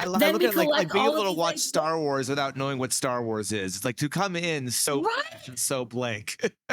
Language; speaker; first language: English; native; English